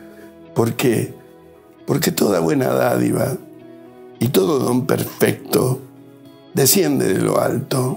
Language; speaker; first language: Spanish; native; Spanish